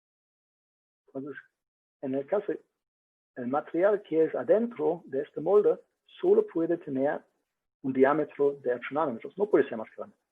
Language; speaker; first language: Spanish; non-native, learner; German